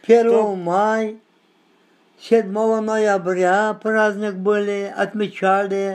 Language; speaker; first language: Russian; non-native, local second language; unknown